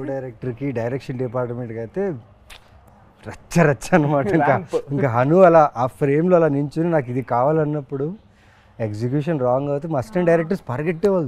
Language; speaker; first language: Telugu; native; Telugu